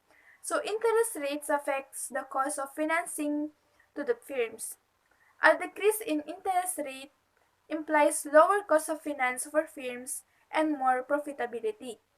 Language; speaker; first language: English; non-native, local second language; Filipino